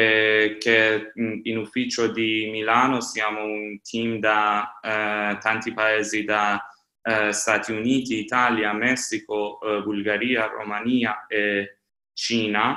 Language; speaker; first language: Italian; non-native, fluent; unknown